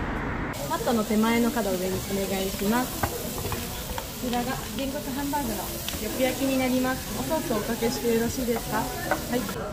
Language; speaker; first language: Japanese; native; Japanese